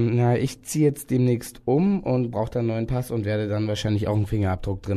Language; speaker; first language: German; native; German